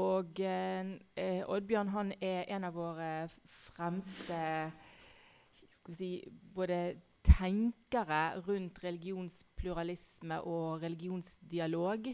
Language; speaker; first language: Norwegian; native; Norwegian